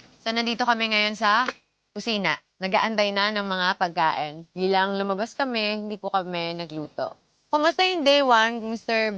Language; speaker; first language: Filipino; native; Filipino